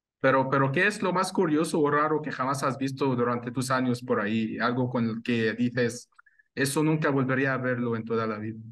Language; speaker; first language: Spanish; non-native, fluent; Arabic